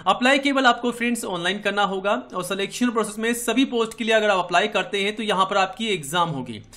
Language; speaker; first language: Hindi; native; Hindi